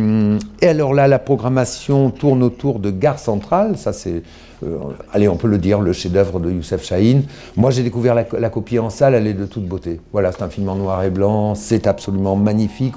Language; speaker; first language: French; native; French